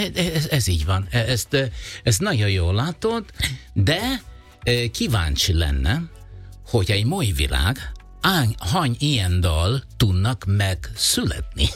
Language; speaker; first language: Hungarian; non-native, fluent; Italian